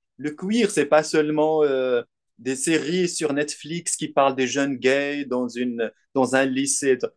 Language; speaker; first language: French; non-native, local second language; Arabic